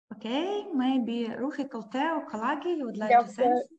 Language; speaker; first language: English; non-native, learner; Ukrainian